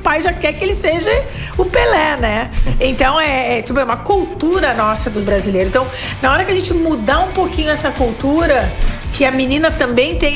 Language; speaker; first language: Portuguese; native; Portuguese